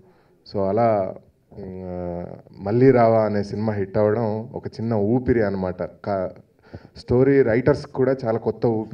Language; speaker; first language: Telugu; native; Telugu